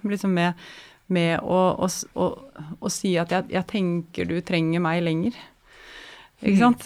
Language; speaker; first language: Norwegian; native; Norwegian